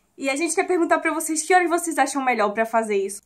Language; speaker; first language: Portuguese; native; Portuguese